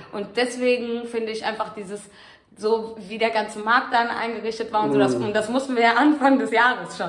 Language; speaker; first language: German; native; German